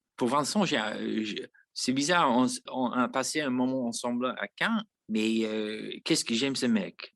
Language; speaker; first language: French; non-native, fluent; English